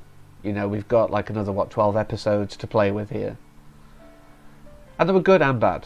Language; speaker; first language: English; native; English